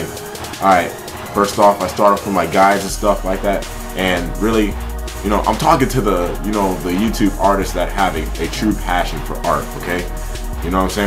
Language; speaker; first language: English; native; English